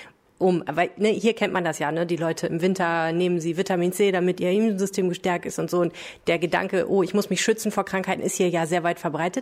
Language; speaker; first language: German; native; German